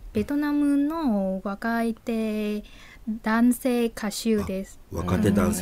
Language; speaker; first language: Japanese; non-native, fluent; Vietnamese